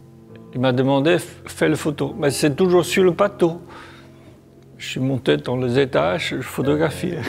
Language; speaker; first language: French; non-native, learner; Chinese